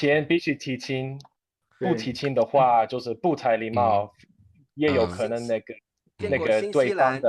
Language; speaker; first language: Chinese; non-native, fluent; English